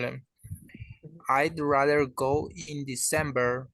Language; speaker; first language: English; non-native, learner; Spanish